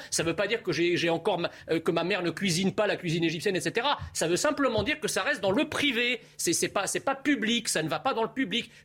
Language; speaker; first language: French; early bilingual, other home language; Arabic